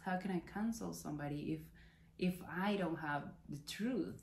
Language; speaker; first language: English; non-native, fluent; Spanish